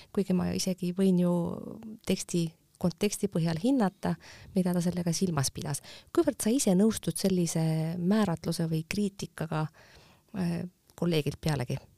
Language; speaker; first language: Estonian; native; Estonian